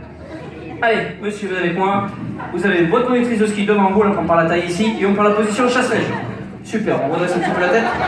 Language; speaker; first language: French; native; French